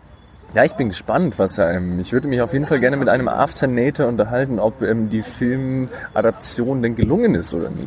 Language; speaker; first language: German; native; German